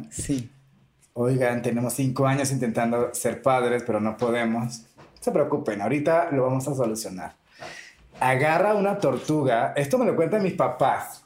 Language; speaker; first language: Spanish; native; Spanish